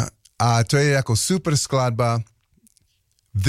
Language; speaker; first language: Czech; non-native, learner; English